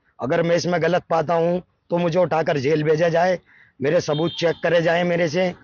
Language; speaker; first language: Hindi; native; Hindi